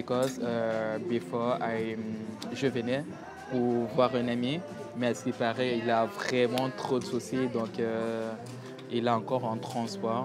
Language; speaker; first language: French; native; French